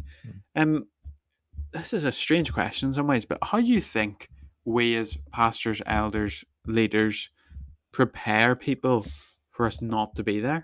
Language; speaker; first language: English; native; English